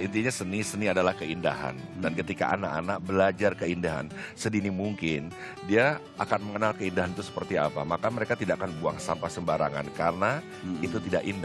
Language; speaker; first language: Malay; native; Malay